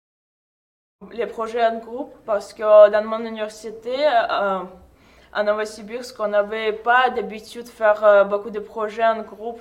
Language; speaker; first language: French; non-native, fluent; Russian